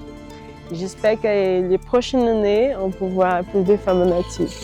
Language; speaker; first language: French; non-native, learner; Portuguese